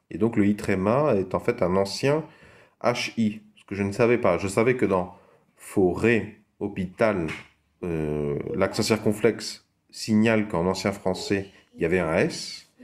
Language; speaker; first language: French; native; French